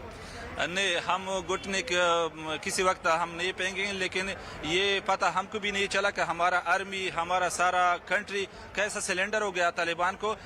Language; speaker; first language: Hindi; non-native, learner; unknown